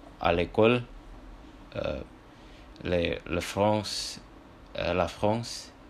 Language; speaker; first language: French; non-native, learner; Indonesian